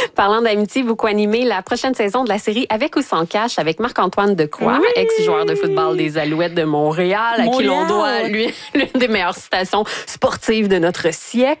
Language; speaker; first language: French; native; French